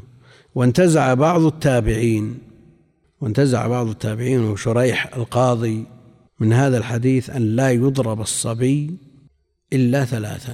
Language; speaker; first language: Arabic; native; Arabic